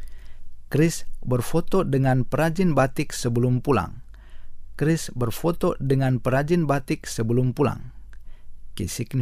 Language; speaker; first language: Indonesian; non-native, fluent; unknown